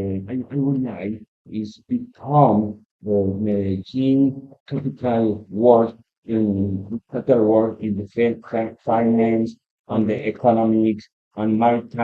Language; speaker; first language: English; non-native, learner; Spanish